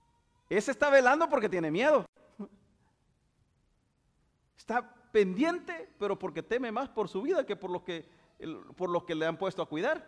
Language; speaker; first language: Spanish; native; Spanish